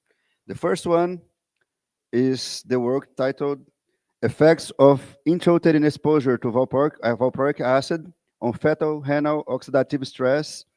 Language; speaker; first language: English; non-native, fluent; Portuguese